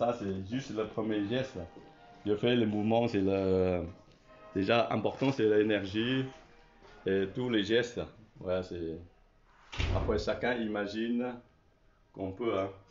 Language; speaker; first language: French; non-native, learner; Chinese